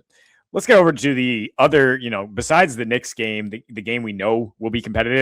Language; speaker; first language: English; native; English